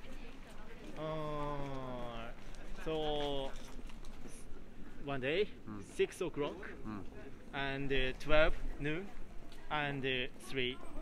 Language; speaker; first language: English; non-native, learner; Japanese